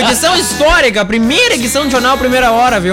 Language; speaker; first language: Portuguese; native; Portuguese